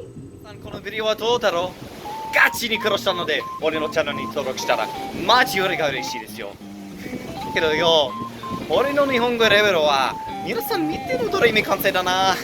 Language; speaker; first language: Japanese; non-native, learner; English